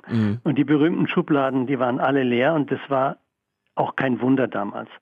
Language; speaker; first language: German; native; German